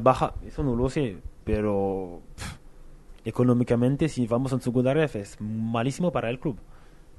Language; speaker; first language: Spanish; non-native, fluent; French